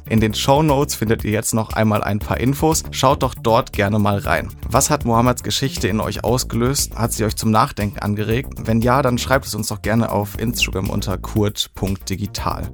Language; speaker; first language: German; native; German